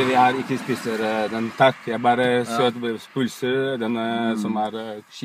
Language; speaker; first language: Norwegian; non-native, learner; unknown